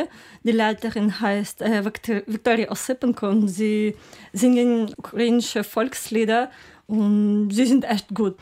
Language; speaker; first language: German; non-native, learner; Ukrainian